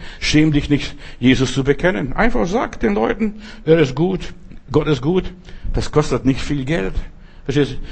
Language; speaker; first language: German; non-native, fluent; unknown